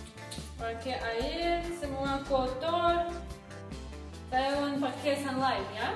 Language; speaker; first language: Indonesian; non-native, learner; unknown